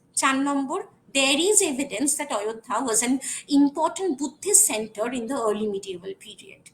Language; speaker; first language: English; non-native, local second language; Bangla